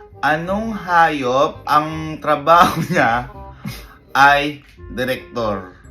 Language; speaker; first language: Filipino; native; Filipino